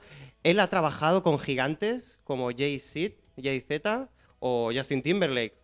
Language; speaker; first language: Spanish; native; Spanish